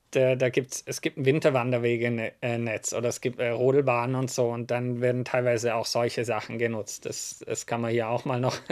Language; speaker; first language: German; native; German